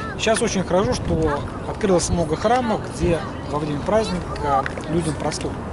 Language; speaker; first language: Russian; native; Russian